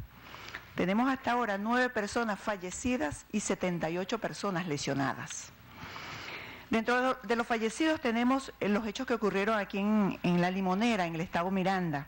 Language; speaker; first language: Spanish; native; Spanish